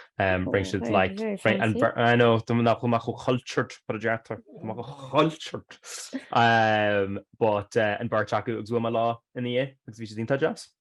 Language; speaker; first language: Irish; native; Irish